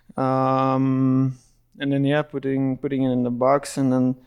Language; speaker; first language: English; non-native, fluent; Dutch